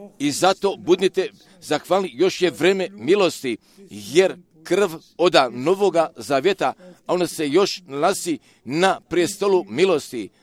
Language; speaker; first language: Croatian; non-native, fluent; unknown